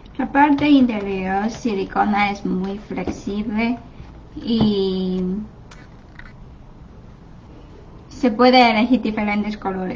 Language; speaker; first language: Spanish; non-native, learner; Chinese